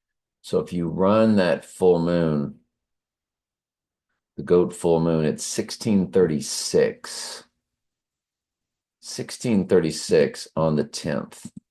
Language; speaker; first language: English; native; English